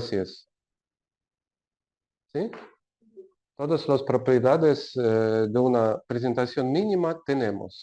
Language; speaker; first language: Spanish; non-native, learner; Russian